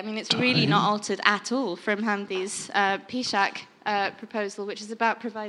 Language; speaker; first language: English; native; English